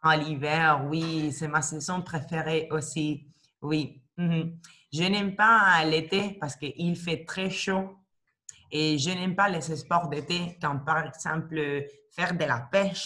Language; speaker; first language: French; non-native, learner; Spanish